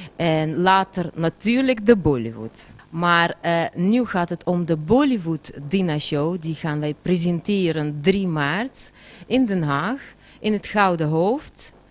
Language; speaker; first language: Dutch; non-native, fluent; Russian